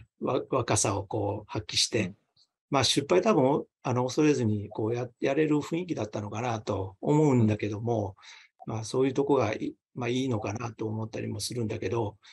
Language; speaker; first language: Japanese; native; Japanese